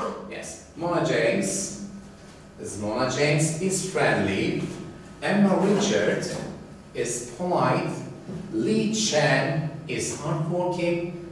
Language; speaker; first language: English; non-native, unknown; Turkish